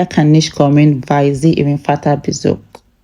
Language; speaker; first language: German; non-native, fluent; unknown